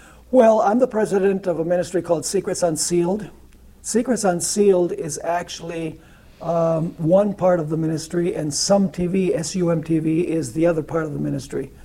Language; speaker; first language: English; early bilingual, other home language; Spanish